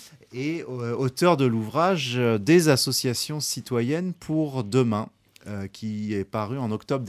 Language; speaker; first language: French; native; French